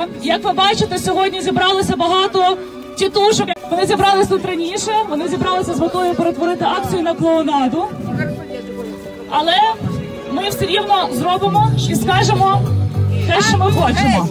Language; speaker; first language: Ukrainian; native; Ukrainian